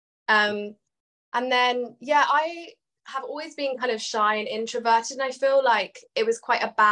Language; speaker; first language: English; native; English